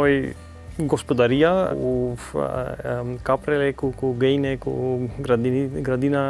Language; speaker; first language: Romanian; non-native, learner; Dutch